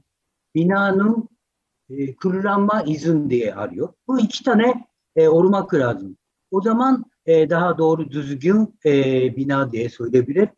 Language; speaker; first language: Turkish; non-native, fluent; Japanese